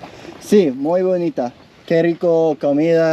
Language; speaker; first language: Spanish; non-native, learner; English